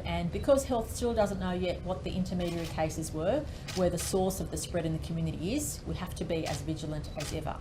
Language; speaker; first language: English; native; English